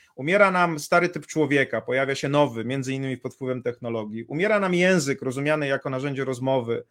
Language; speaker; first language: Polish; native; Polish